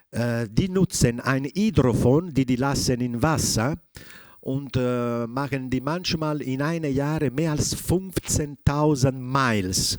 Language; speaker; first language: German; non-native, fluent; Italian